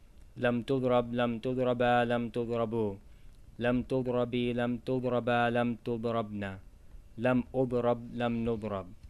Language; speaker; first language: Arabic; non-native, fluent; English